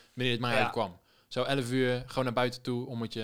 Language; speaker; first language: Dutch; native; Dutch